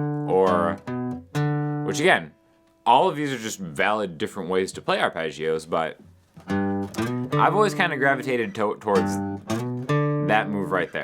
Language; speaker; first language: English; native; English